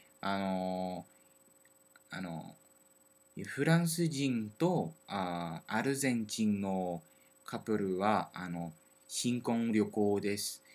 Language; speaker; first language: Japanese; non-native, learner; French